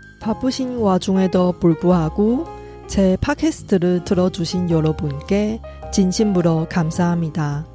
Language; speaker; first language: Korean; non-native, local second language; Chinese